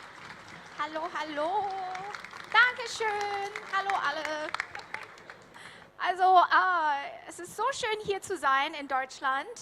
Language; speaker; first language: German; early bilingual, heritage; German